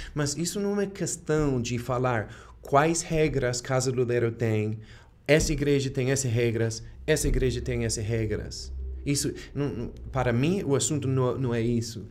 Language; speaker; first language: Portuguese; non-native, fluent; English